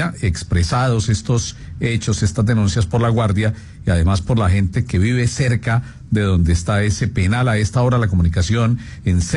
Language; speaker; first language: Spanish; native; Spanish